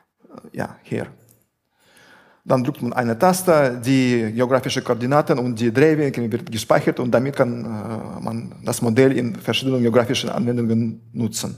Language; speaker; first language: German; non-native, fluent; Russian